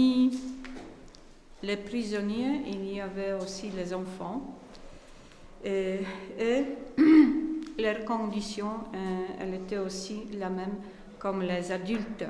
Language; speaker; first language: French; non-native, learner; Polish